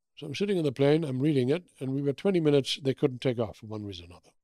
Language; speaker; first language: English; early bilingual, other home language; German